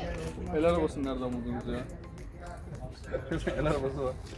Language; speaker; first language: Turkish; native; Turkish